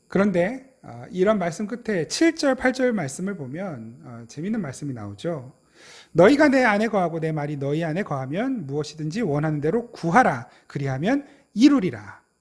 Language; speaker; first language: Korean; native; Korean